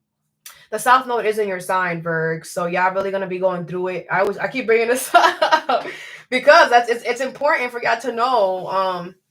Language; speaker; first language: English; native; English